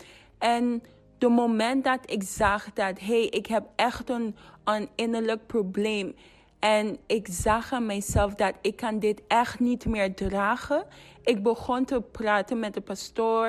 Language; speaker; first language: Dutch; non-native, fluent; English